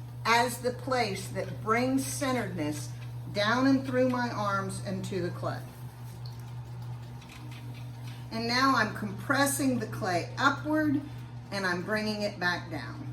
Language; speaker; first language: English; native; English